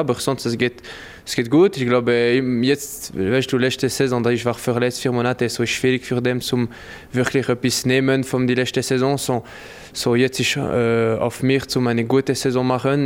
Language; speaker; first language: German; non-native, local second language; French